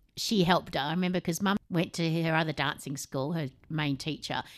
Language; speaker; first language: English; native; English